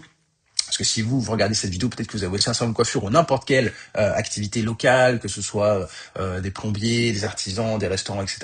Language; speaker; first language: French; native; French